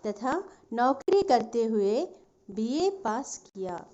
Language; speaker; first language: Hindi; non-native, local second language; Telugu